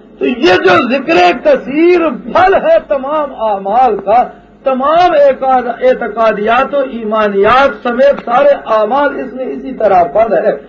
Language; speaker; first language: Urdu; non-native, local second language; Punjabi